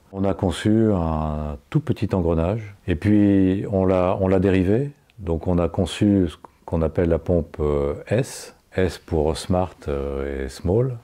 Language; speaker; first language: French; native; French